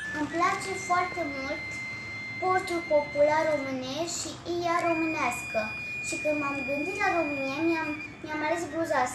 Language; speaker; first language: Romanian; early bilingual, heritage; Romanian